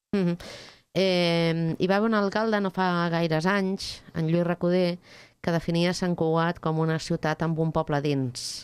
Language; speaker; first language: Catalan; native; Catalan